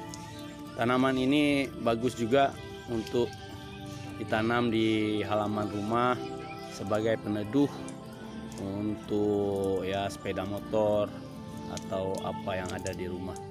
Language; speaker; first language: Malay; non-native, local second language; Achinese